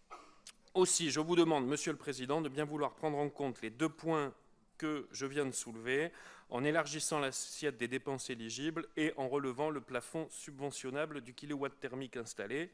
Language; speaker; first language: French; native; French